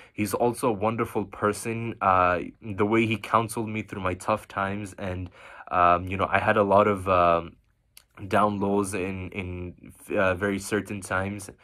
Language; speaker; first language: English; non-native, local second language; Bangla